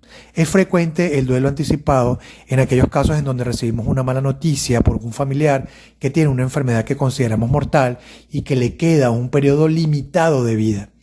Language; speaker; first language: Spanish; native; Spanish